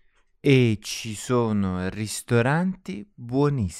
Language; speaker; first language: Italian; non-native, learner; English